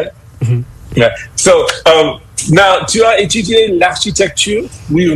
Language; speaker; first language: French; non-native, fluent; English